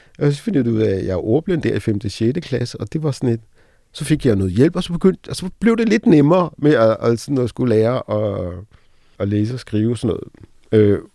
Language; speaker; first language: Danish; early bilingual, other home language; Arabic